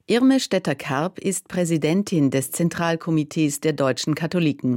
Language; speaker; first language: German; native; German